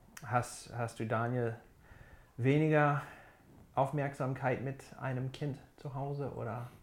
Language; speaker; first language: German; non-native, fluent; English